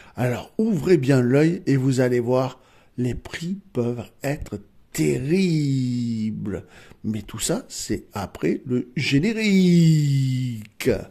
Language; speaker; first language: French; native; French